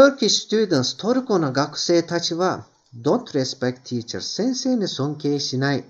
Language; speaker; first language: Japanese; non-native, fluent; Turkish